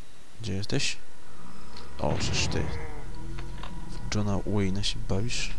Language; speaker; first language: Polish; native; Polish